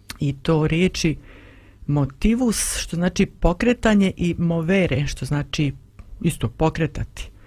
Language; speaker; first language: Bosnian; native; Bosnian